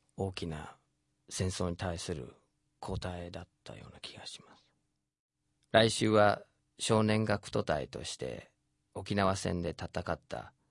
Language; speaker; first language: Japanese; non-native, fluent; English